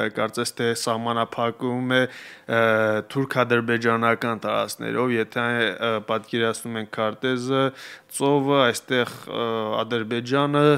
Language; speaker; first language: Armenian; native; Armenian